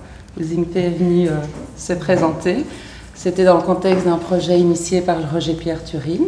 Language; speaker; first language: French; native; French